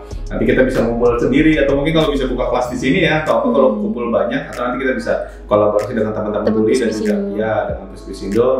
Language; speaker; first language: Indonesian; native; Indonesian